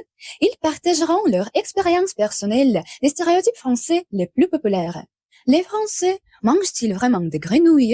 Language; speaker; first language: French; non-native, fluent; Russian